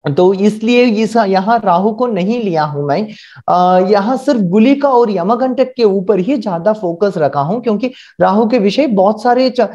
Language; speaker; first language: Hindi; non-native, local second language; Marathi